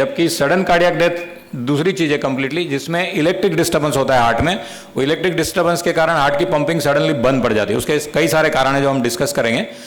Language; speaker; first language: Hindi; non-native, local second language; Gujarati